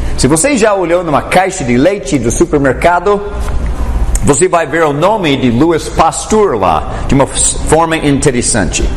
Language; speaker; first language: Portuguese; non-native, fluent; English